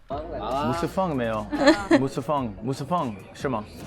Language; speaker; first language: Chinese; non-native, learner; English